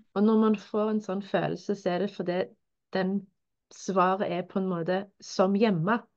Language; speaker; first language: Norwegian; native; Norwegian